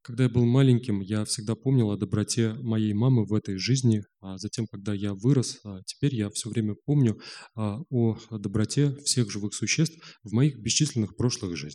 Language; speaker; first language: Russian; native; Russian